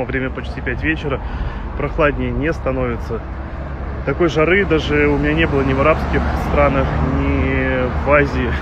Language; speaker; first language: Russian; native; Russian